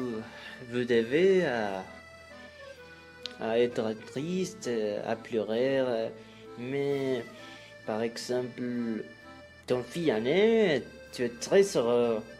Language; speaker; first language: French; non-native, learner; Spanish